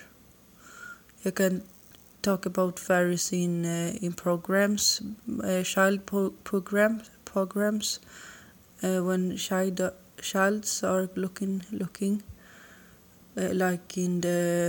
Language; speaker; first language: English; non-native, learner; Swedish